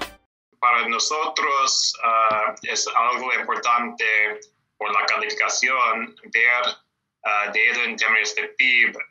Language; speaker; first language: Spanish; non-native, fluent; English